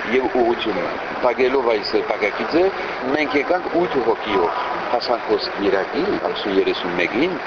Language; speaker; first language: Armenian; early bilingual, heritage; Armenian